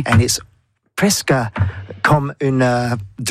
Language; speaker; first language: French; non-native, learner; English